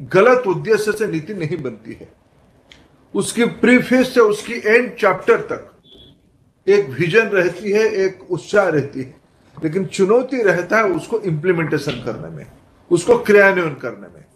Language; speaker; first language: Hindi; non-native, local second language; Odia